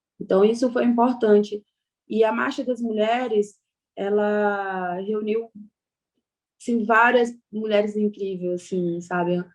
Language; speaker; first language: Portuguese; non-native, local second language; Kayapó